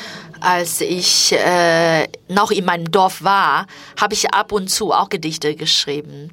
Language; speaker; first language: German; non-native, fluent; Chinese